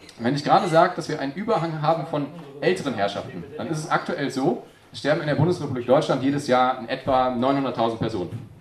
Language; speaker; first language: German; native; German